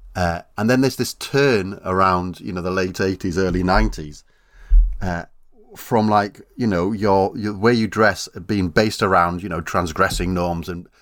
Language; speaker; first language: English; native; English